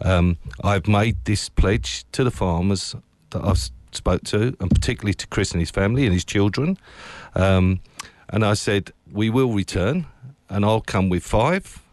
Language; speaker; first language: English; native; English